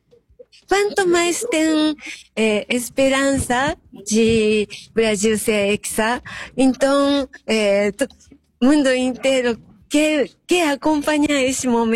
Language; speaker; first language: Portuguese; non-native, learner; Japanese